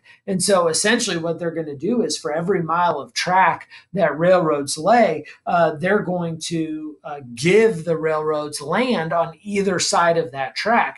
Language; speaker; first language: English; native; English